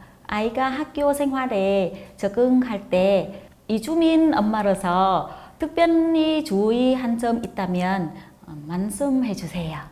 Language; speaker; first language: Korean; non-native, fluent; Vietnamese